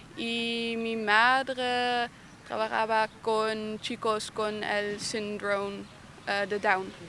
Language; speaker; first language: Spanish; non-native, learner; Dutch